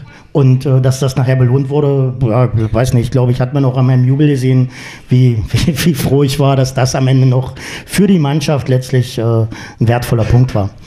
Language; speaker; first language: German; native; German